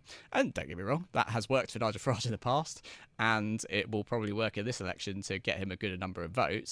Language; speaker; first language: English; native; English